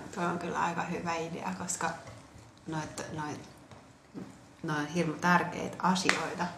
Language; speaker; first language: Finnish; early bilingual, other home language; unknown